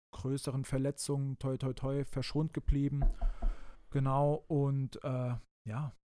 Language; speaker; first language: German; native; German